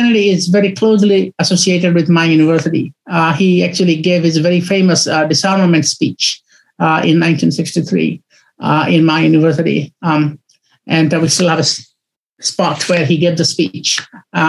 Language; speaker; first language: English; non-native, local second language; Odia